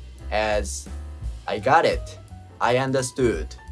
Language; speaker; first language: English; non-native, fluent; Japanese